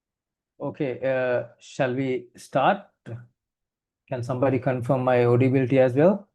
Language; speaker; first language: English; non-native, fluent; Sinhala